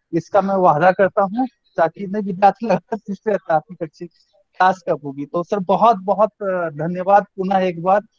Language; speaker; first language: Hindi; native; Hindi